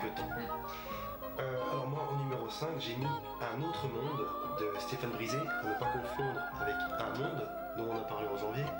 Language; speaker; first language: French; native; French